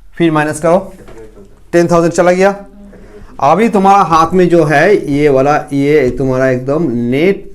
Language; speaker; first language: Hindi; non-native, local second language; Bangla